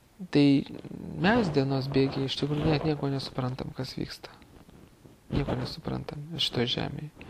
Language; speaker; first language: Lithuanian; native; Lithuanian